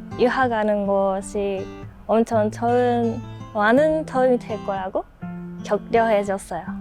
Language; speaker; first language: Korean; non-native, learner; Japanese